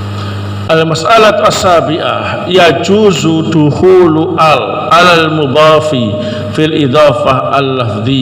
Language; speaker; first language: Arabic; non-native, fluent; Indonesian